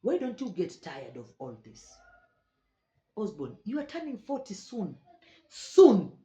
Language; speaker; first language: English; non-native, local second language; Swahili